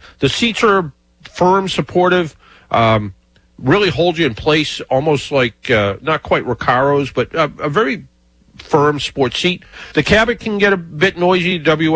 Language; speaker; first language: English; native; English